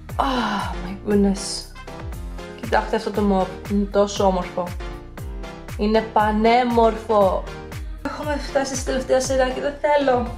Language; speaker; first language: Greek; early bilingual, heritage; Greek